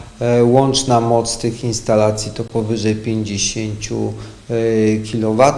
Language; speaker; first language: Polish; native; Polish